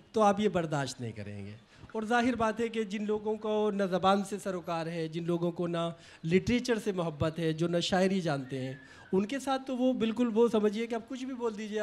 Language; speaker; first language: Hindi; native; Hindi